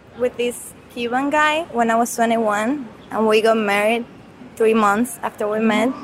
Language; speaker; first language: English; non-native, fluent; Spanish